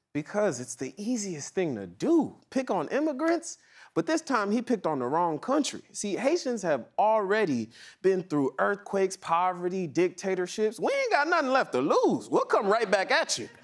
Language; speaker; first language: English; native; English